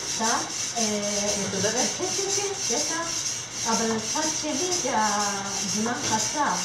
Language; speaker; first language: Hebrew; non-native, learner; Russian